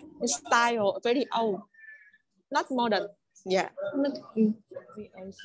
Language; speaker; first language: English; non-native, learner; Vietnamese